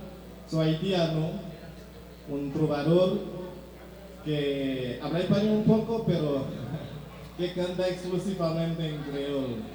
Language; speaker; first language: Spanish; non-native, fluent; Haitian Creole